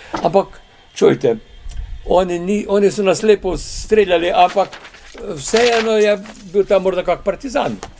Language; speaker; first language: Slovenian; native; Slovenian